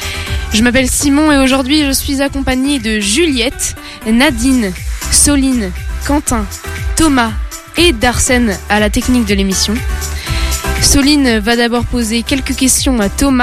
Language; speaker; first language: French; native; French